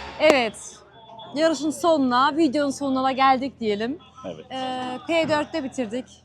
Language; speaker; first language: Turkish; early bilingual, heritage; Turkish